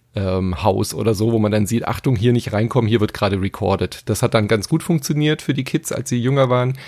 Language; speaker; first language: German; native; German